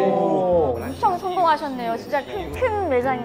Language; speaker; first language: Korean; native; Korean